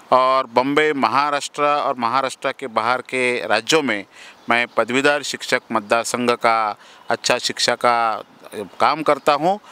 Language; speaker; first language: Hindi; non-native, local second language; Marathi